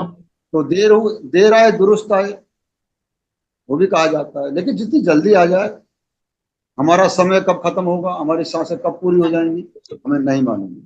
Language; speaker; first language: Hindi; native; Hindi